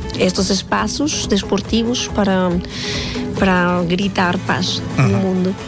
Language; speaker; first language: Portuguese; non-native, fluent; Spanish